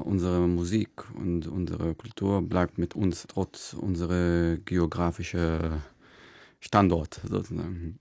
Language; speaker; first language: German; non-native, fluent; Arabic